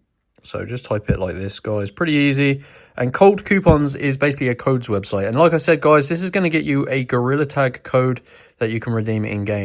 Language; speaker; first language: English; native; English